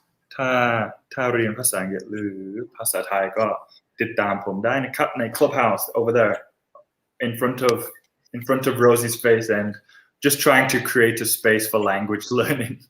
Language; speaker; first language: Thai; non-native, fluent; English